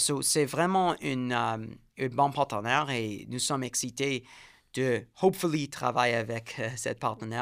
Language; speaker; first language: French; non-native, learner; English